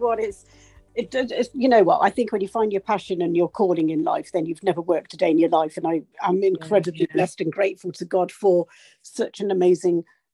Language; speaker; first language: English; native; English